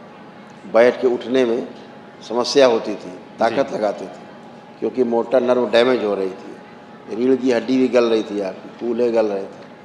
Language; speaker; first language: Hindi; native; Hindi